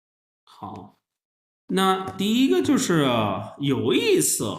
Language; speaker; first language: Chinese; non-native, fluent; Urdu